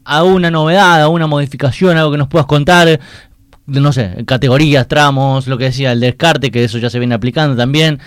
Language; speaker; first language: Spanish; native; Spanish